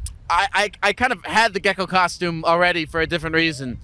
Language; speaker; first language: English; native; English